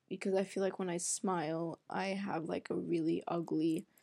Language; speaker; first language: English; non-native, fluent; Arabic